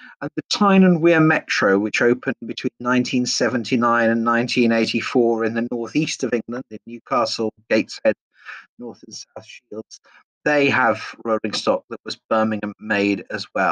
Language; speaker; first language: English; native; English